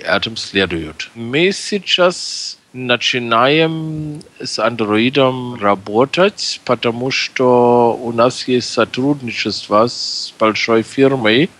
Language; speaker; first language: Russian; non-native, fluent; German